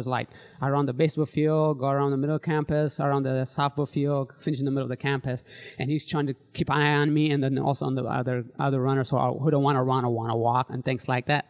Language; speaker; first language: English; early bilingual, other home language; Tigrinya